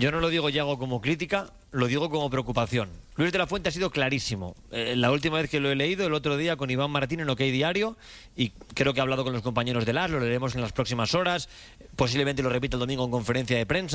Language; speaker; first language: Spanish; native; Spanish